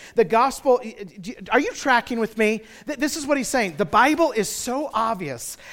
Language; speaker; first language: English; native; English